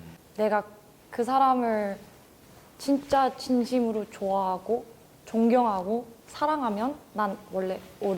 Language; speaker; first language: Korean; early bilingual, heritage; Korean